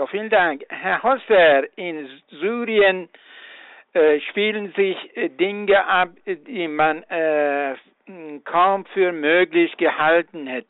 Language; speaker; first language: German; non-native, fluent; Persian